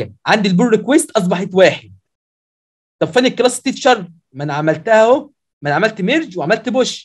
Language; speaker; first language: Arabic; native; Arabic